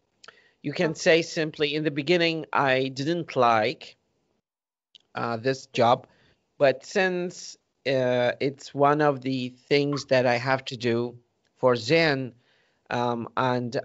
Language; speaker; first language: English; non-native, fluent; Arabic